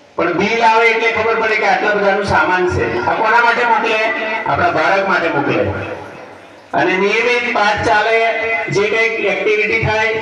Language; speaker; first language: Gujarati; native; Gujarati